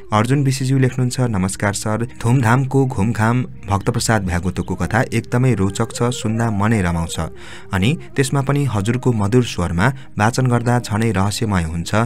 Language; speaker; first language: Nepali; native; Nepali